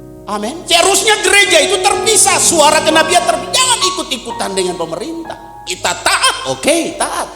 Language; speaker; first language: Indonesian; native; Indonesian